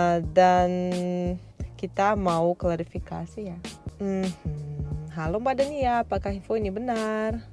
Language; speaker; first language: Indonesian; non-native, fluent; Russian